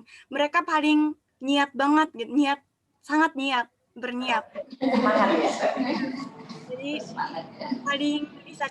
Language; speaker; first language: Indonesian; non-native, fluent; Japanese